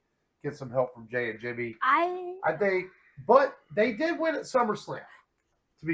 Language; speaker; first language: English; native; English